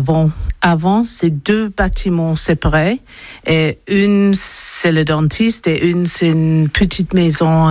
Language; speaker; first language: French; non-native, learner; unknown